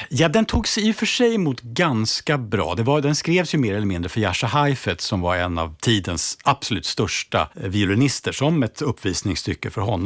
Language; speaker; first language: Swedish; native; Swedish